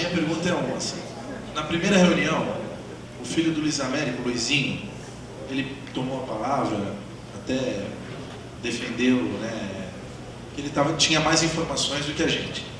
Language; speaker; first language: Portuguese; native; Portuguese